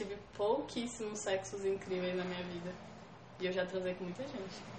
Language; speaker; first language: Portuguese; native; Portuguese